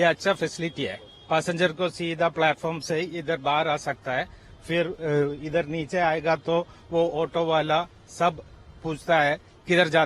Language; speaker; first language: Hindi; non-native, local second language; Malayalam